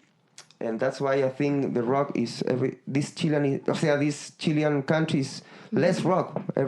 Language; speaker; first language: English; non-native, learner; Spanish